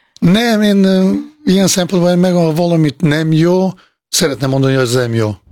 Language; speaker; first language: Hungarian; non-native, fluent; Bosnian